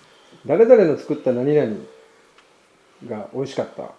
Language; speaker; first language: Japanese; native; Japanese